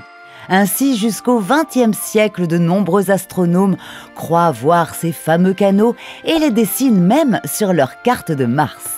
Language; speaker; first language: French; native; French